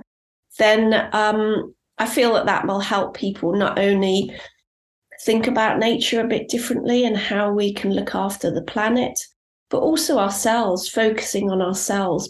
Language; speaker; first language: English; native; English